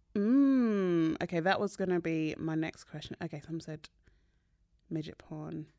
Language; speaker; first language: English; native; English